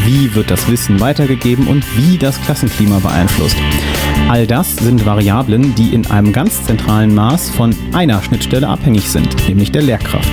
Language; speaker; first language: German; native; German